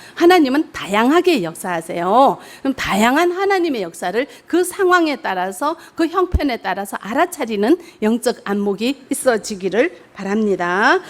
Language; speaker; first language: Korean; native; Korean